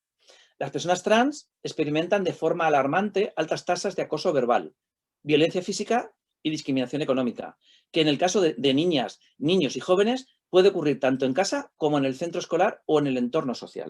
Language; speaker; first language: Spanish; native; Spanish